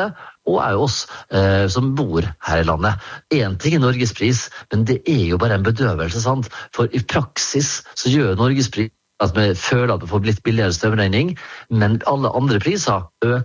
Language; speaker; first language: Norwegian; native; Norwegian